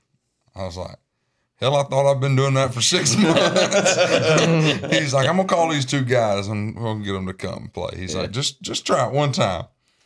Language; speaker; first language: English; native; English